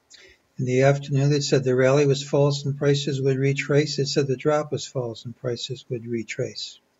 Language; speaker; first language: English; native; English